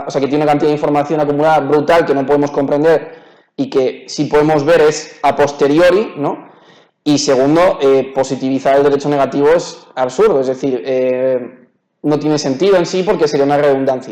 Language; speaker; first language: Spanish; native; Spanish